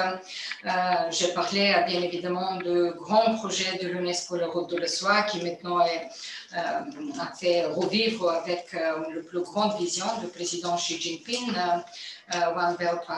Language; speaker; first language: French; non-native, fluent; Bulgarian